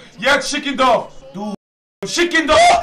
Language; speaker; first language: German; early bilingual, other home language; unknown